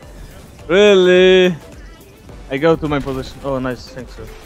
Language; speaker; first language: English; non-native, learner; Turkish